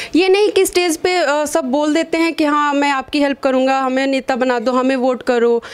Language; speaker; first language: Hindi; native; Hindi